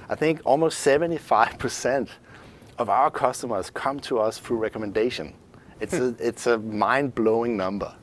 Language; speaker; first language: English; non-native, fluent; Danish